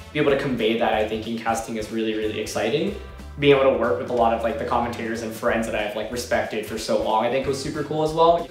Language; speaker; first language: English; native; English